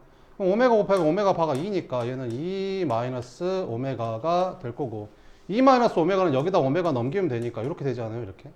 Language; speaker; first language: Korean; native; Korean